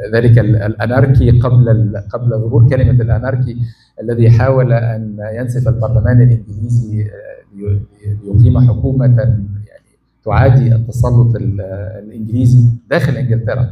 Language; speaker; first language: Arabic; native; Arabic